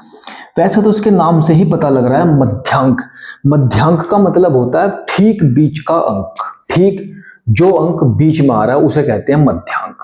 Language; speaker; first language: Hindi; native; Hindi